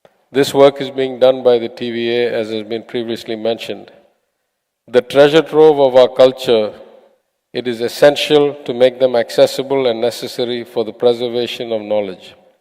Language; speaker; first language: English; non-native, local second language; Tamil